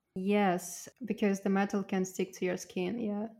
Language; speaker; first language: English; non-native, fluent; Russian